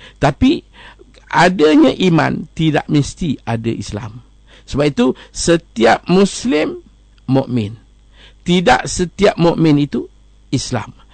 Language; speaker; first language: Malay; native; Malay